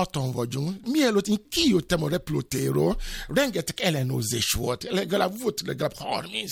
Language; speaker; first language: Hungarian; non-native, fluent; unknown